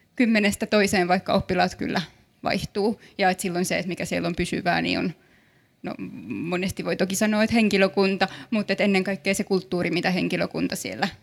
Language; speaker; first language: Finnish; native; Finnish